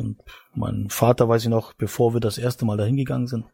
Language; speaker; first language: German; native; German